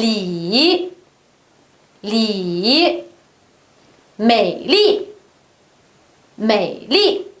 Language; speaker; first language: Chinese; non-native, local second language; Uyghur